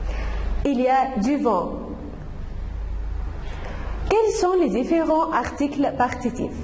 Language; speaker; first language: French; non-native, fluent; Arabic